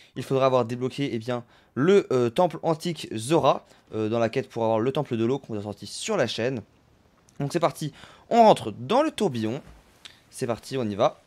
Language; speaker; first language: French; native; French